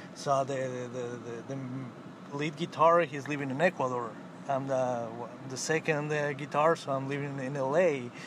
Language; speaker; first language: English; non-native, learner; Spanish